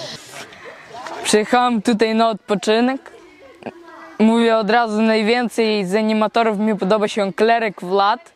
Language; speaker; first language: Polish; non-native, local second language; Ukrainian